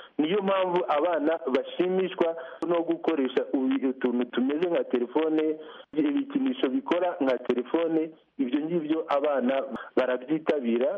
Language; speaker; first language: Kinyarwanda; native; Kinyarwanda